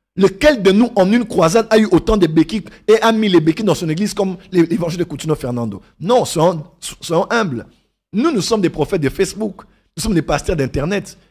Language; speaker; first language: French; non-native, local second language; Lingala